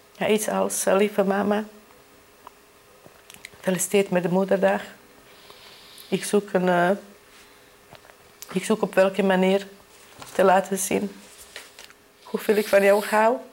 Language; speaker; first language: Dutch; non-native, learner; Bosnian